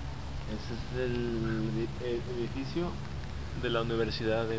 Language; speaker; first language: Spanish; native; Spanish